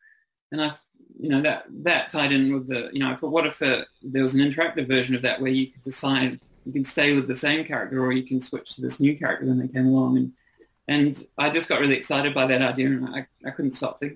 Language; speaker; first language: English; native; English